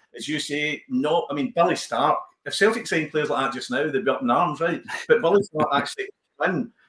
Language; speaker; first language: English; native; English